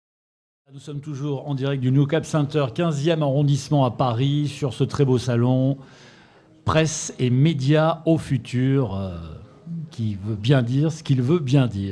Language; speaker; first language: French; native; French